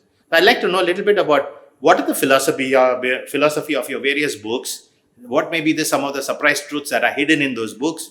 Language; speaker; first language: English; non-native, fluent; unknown